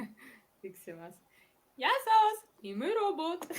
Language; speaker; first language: Greek; non-native, learner; Russian